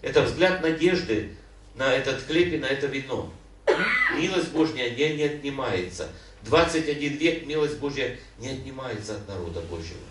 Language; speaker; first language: Russian; non-native, local second language; Ukrainian